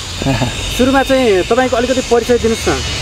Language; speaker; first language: Nepali; native; Nepali